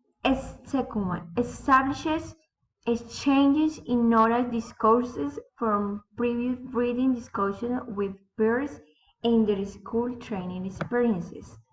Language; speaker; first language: English; non-native, learner; Spanish